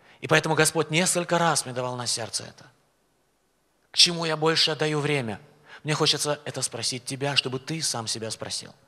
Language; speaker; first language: Russian; native; Russian